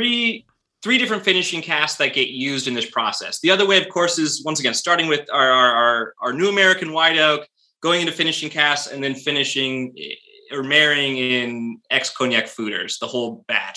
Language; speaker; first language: English; native; English